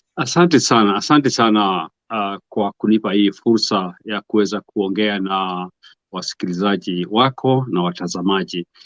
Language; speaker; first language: Swahili; non-native, local second language; Kikuyu